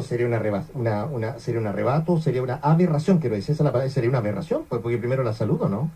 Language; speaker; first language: Spanish; native; Spanish